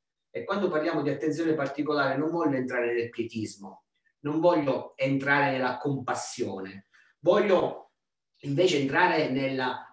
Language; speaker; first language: Italian; native; Italian